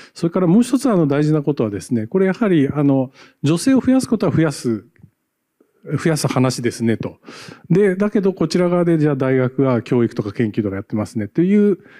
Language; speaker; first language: Japanese; native; Japanese